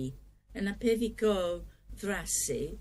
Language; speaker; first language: Greek; non-native, learner; English